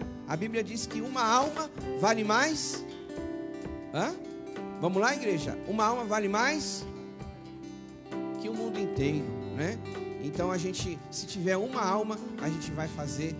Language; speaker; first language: Portuguese; native; Portuguese